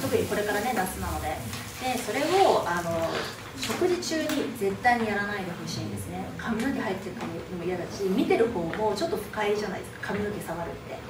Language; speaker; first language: Japanese; native; Japanese